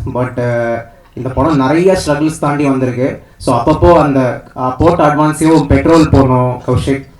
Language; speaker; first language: Tamil; native; Tamil